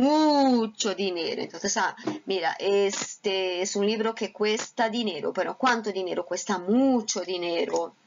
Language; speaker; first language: Spanish; non-native, fluent; Portuguese